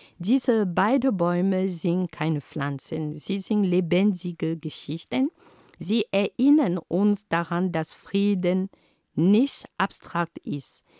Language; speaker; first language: German; non-native, fluent; Ghomala